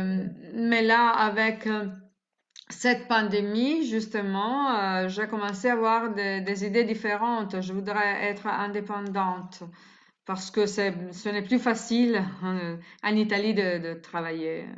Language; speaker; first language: French; non-native, fluent; Italian